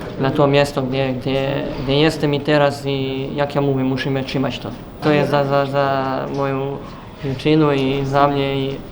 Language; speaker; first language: Polish; non-native, learner; Serbian